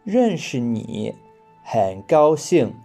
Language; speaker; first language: Chinese; non-native, fluent; English